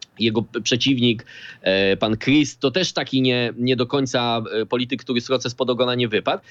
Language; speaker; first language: Polish; native; Polish